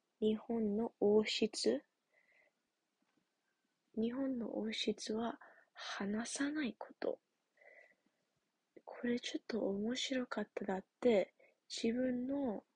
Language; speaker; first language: Japanese; non-native, learner; English